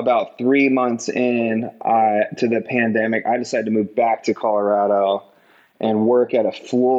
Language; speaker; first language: English; native; English